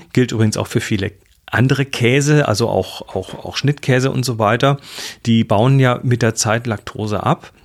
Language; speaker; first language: German; native; German